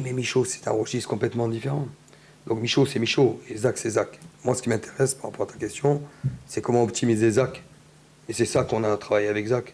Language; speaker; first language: French; native; French